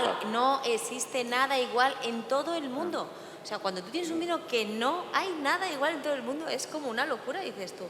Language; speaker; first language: Spanish; native; Spanish